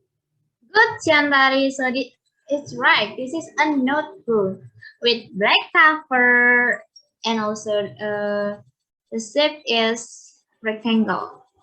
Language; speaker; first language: English; non-native, learner; Indonesian